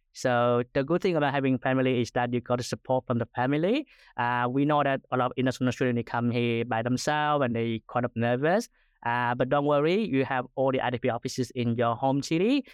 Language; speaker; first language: English; non-native, fluent; Vietnamese